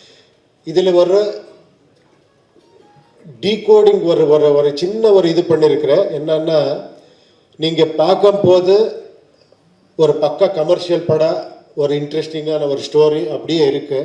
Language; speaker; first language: Tamil; non-native, learner; Kannada